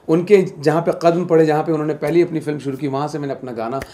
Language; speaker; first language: Hindi; native; Hindi